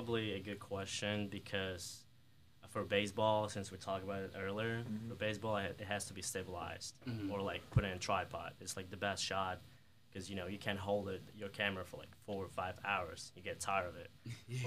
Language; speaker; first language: English; non-native, fluent; Ukrainian